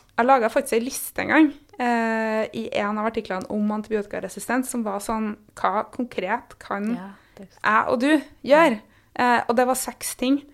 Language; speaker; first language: Norwegian; native; Norwegian